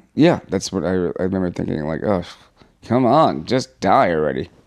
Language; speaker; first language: English; native; English